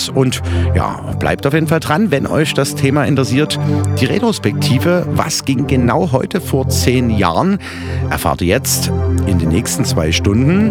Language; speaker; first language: German; native; German